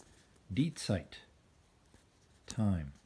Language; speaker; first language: German; non-native, fluent; English